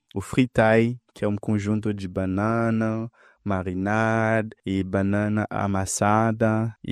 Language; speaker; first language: Portuguese; non-native, fluent; Haitian Creole